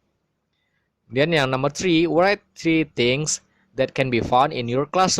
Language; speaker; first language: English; non-native, fluent; Indonesian